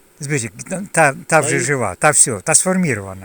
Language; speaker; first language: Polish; non-native, learner; Ukrainian